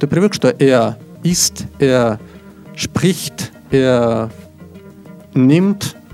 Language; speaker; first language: German; non-native, fluent; Russian